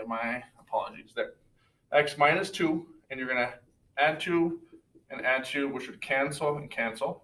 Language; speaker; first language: English; native; English